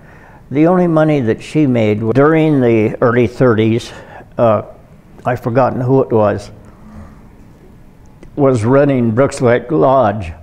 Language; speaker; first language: English; native; English